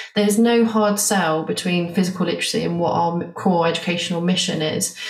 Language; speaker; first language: English; native; English